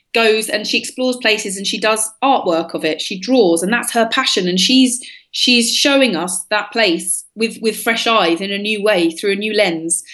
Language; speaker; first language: English; native; English